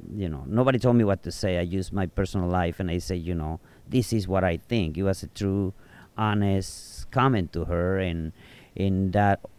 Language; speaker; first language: English; non-native, fluent; Spanish